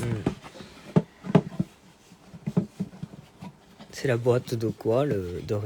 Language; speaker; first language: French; non-native, learner; Japanese